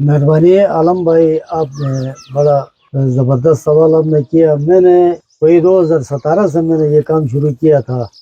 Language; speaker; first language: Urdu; non-native, local second language; Shina